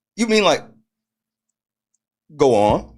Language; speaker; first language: English; native; English